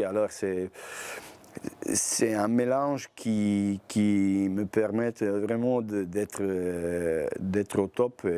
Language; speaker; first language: French; non-native, fluent; Bosnian